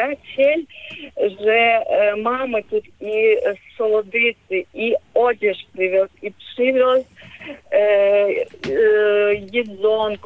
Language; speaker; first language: Polish; non-native, learner; Ukrainian